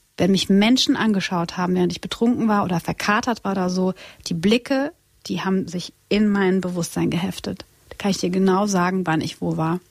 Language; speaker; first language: German; non-native, fluent; Croatian